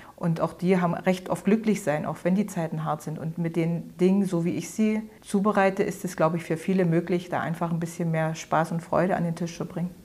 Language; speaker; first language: German; native; German